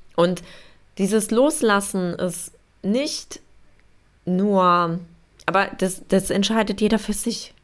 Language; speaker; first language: German; non-native, fluent; Polish